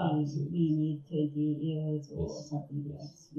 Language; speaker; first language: English; non-native, learner; Japanese